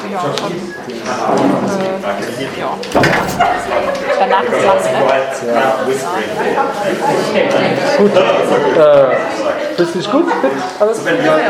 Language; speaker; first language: German; non-native, learner; French